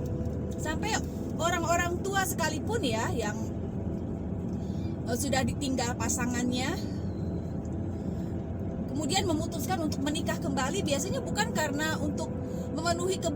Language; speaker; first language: Indonesian; native; Indonesian